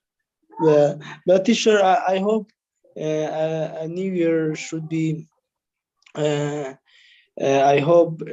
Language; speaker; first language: English; non-native, learner; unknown